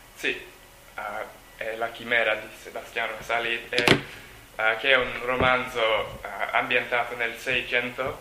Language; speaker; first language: Italian; non-native, learner; English